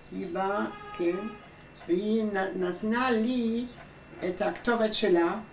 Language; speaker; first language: Hebrew; non-native, fluent; German